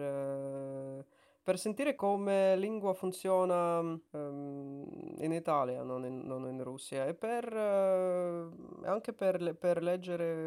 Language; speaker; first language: Italian; non-native, learner; Russian